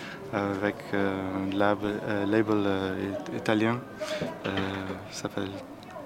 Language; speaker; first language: French; non-native, learner; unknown